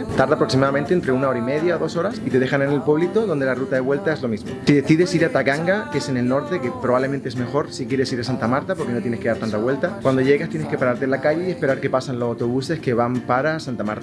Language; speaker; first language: Spanish; native; Spanish